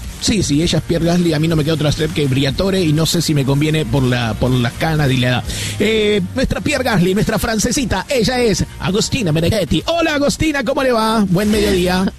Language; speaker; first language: Spanish; native; Spanish